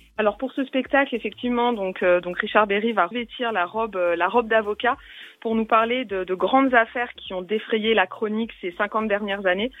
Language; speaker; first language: French; native; French